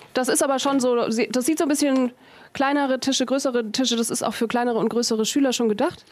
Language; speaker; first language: German; native; German